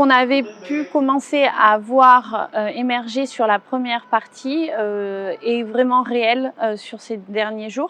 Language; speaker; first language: French; native; French